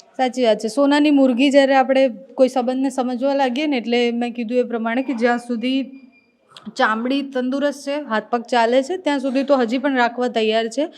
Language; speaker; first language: Gujarati; native; Gujarati